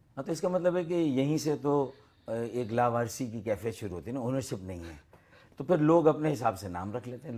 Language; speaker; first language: Urdu; non-native, local second language; Memoni